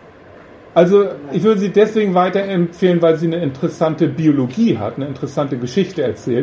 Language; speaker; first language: German; native; German